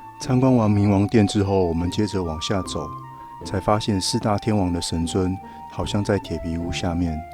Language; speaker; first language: Chinese; native; Chinese